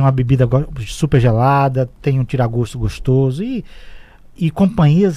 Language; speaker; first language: Portuguese; native; Portuguese